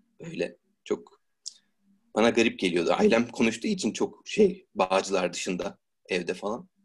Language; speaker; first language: Turkish; native; Turkish